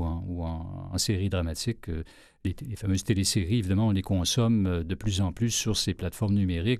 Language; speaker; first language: French; native; French